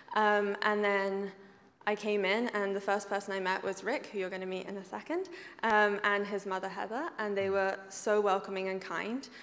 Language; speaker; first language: English; native; English